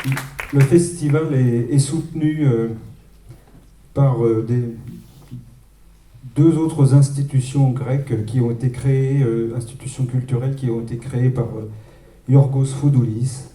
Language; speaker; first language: French; native; French